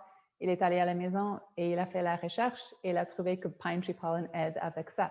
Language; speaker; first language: French; non-native, fluent; Polish